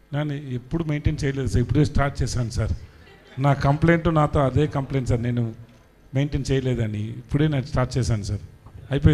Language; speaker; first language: Telugu; non-native, learner; Tamil